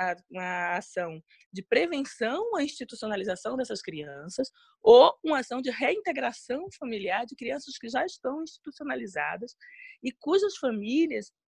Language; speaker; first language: Portuguese; native; Portuguese